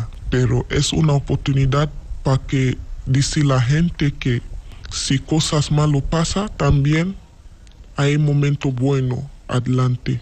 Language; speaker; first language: Spanish; non-native, learner; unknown